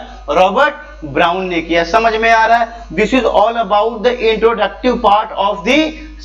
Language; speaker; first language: Hindi; native; Hindi